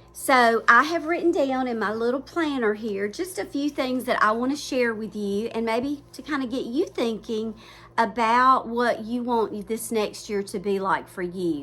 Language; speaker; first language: English; native; English